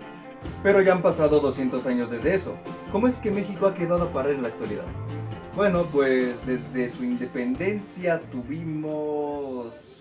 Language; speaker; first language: Spanish; native; Spanish